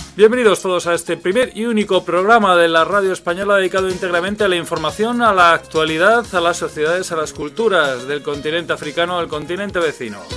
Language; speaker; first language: Spanish; native; Spanish